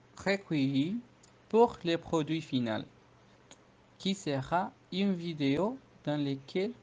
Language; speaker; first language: French; non-native, fluent; Spanish